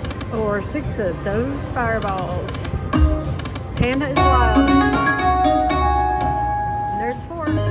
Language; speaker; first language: English; native; English